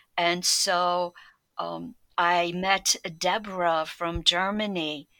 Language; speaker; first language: English; early bilingual, other home language; Polish